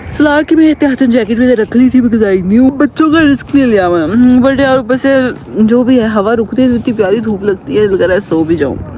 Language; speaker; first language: Urdu; native; Urdu